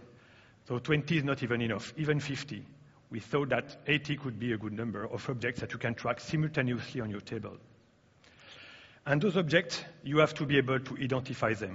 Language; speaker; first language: English; non-native, fluent; French